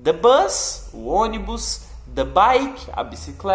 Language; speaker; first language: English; non-native, fluent; Portuguese